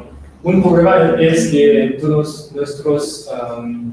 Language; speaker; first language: Spanish; non-native, learner; French